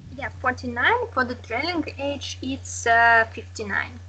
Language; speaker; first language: English; non-native, fluent; Russian